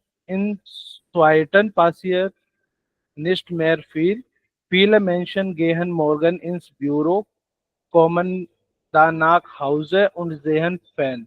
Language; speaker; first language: German; non-native, learner; Hindi